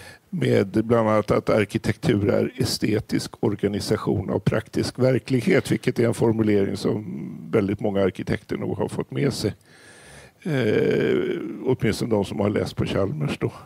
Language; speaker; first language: Swedish; native; Swedish